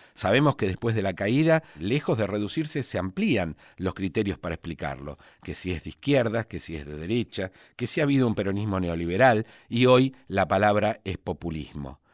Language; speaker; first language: Spanish; native; Spanish